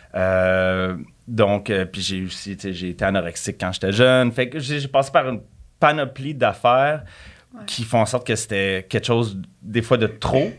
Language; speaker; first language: French; native; French